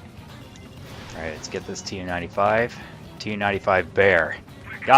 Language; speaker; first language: English; native; English